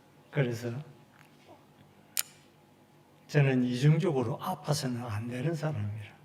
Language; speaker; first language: Korean; native; Korean